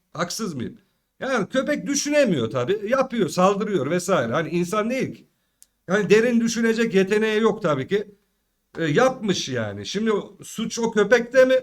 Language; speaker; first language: Turkish; early bilingual, heritage; Turkish